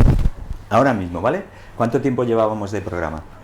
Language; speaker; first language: Spanish; native; Spanish